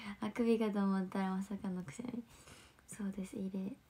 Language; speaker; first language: Japanese; native; Japanese